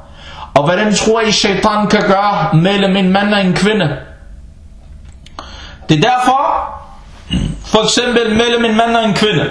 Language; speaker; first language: Danish; non-native, fluent; Arabic